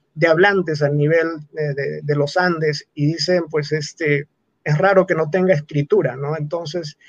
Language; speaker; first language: Spanish; non-native, local second language; Quechua